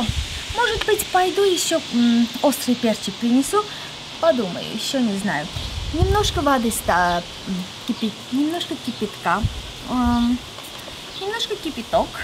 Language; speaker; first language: Russian; non-native, local second language; Armenian